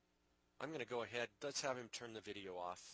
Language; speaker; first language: English; native; English